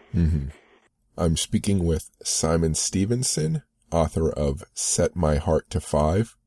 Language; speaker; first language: English; native; English